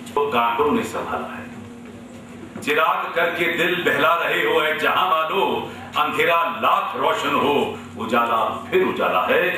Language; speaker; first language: Hindi; native; Hindi